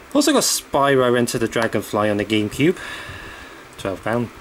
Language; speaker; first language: English; native; English